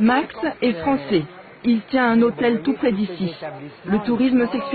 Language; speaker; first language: French; native; French